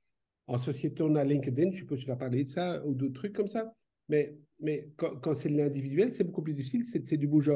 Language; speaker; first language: French; native; French